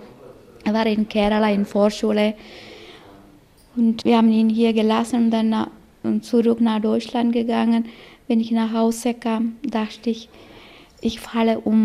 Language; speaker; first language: German; non-native, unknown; Malayalam